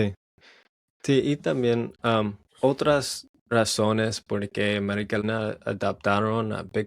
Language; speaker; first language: Spanish; non-native, learner; English